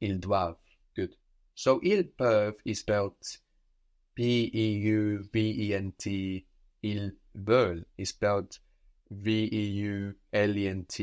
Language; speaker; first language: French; non-native, fluent; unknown